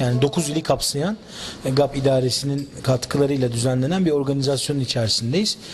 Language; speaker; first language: Turkish; native; Turkish